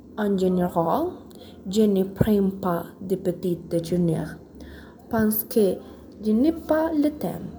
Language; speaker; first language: French; non-native, learner; Spanish